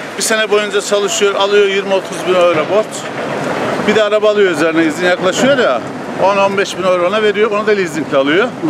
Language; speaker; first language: Turkish; native; Turkish